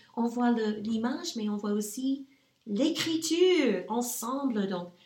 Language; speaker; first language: French; non-native, fluent; English